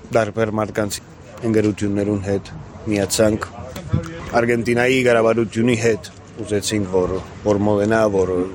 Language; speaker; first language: Armenian; early bilingual, heritage; Armenian